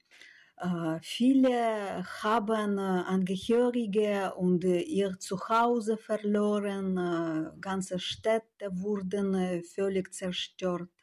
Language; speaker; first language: German; non-native, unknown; Ukrainian